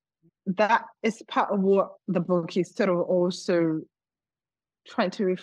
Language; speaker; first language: English; non-native, local second language; Yoruba